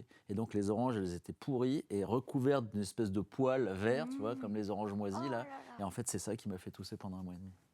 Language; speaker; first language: French; native; French